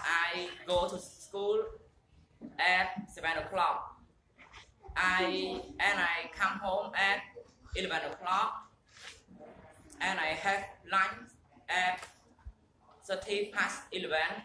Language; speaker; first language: English; non-native, learner; Khmer